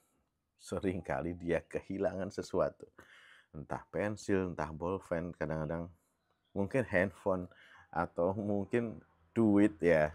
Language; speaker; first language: Indonesian; native; Indonesian